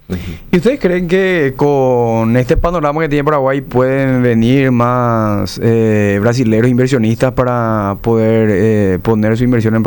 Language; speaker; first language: Portuguese; non-native, learner; Spanish